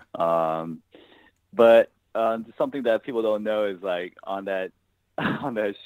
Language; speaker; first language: English; native; English